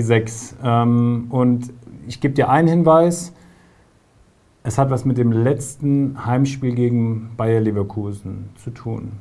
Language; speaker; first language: German; native; German